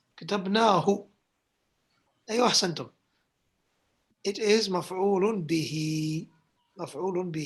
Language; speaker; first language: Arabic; non-native, fluent; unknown